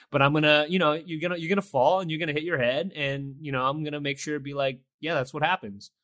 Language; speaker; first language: English; early bilingual, other home language; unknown